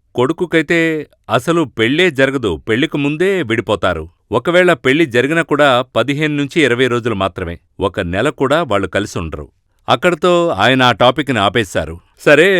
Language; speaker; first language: Telugu; non-native, fluent; Malayalam